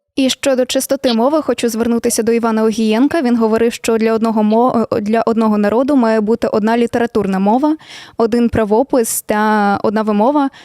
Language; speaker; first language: Ukrainian; native; Ukrainian